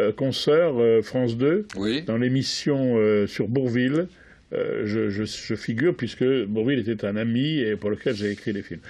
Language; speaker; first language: French; native; French